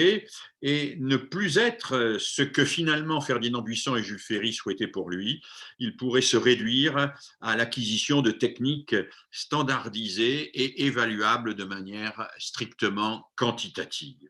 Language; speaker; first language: French; native; French